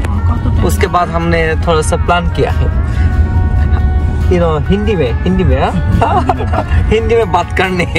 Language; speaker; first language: Hindi; non-native, learner; Bangla